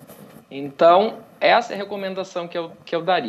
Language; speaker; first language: Portuguese; native; Portuguese